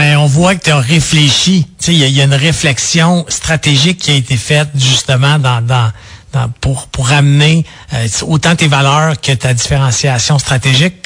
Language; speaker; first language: French; native; French